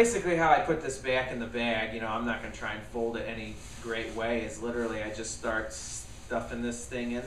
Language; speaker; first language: English; native; English